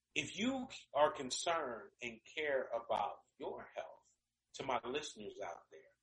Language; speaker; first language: English; native; English